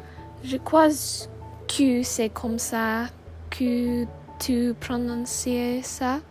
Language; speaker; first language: French; non-native, learner; English